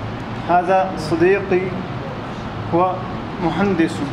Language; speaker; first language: Arabic; non-native, learner; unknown